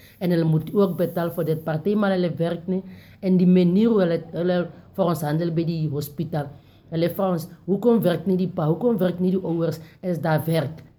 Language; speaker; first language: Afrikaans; non-native, local second language; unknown